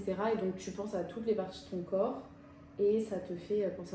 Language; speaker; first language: French; native; French